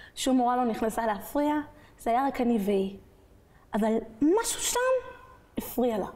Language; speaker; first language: Hebrew; early bilingual, other home language; French